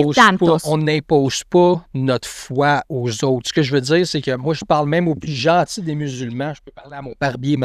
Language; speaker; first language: French; native; French